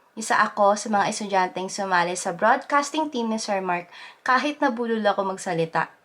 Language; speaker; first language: Filipino; native; Filipino